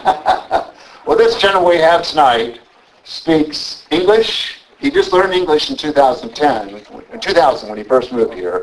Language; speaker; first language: English; native; English